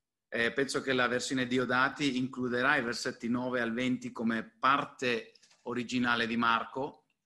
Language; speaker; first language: Italian; native; Italian